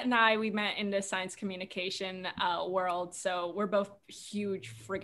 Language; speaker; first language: English; native; English